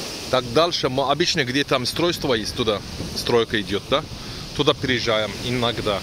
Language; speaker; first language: Russian; non-native, learner; Turkish